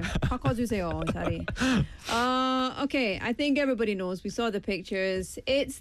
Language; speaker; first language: English; native; English